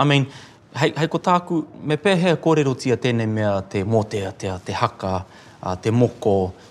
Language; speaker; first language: Māori; non-native, local second language; English